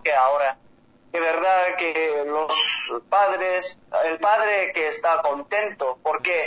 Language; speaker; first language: Spanish; non-native, learner; Korean